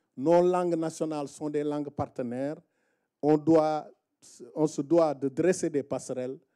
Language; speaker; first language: French; non-native, local second language; Wolof